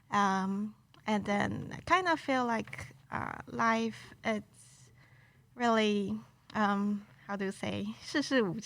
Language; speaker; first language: English; non-native, local second language; Chinese